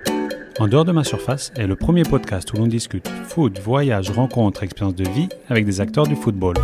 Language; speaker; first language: French; native; French